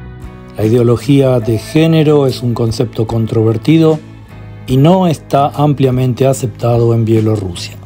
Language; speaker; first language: Spanish; native; Spanish